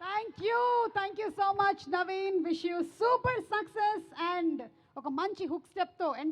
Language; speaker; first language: Telugu; native; Telugu